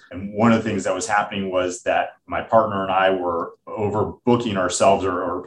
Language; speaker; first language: English; native; English